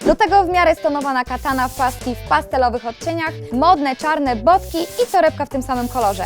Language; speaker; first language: Polish; native; Polish